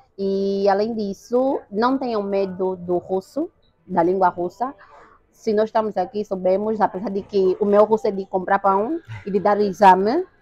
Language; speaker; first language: Portuguese; native; Portuguese